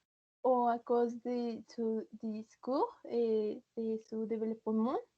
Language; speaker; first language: French; non-native, learner; Spanish